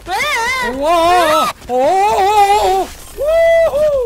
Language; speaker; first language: English; non-native, learner; Italian